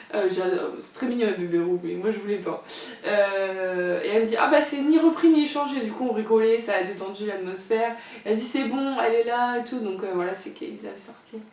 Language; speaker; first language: French; native; French